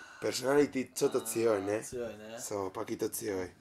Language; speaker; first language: Japanese; non-native, learner; Spanish